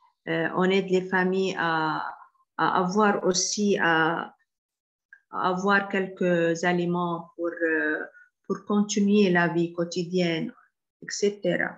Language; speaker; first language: French; non-native, fluent; Arabic